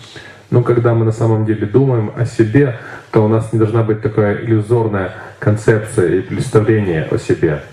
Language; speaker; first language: Russian; native; Russian